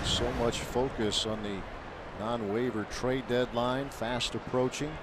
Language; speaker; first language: English; native; English